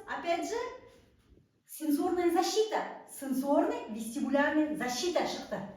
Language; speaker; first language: Russian; non-native, local second language; Kazakh